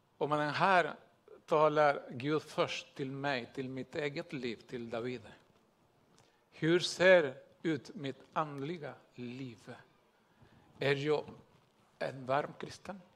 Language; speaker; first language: Swedish; non-native, fluent; Spanish